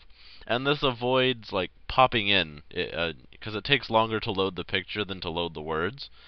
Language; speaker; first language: English; native; English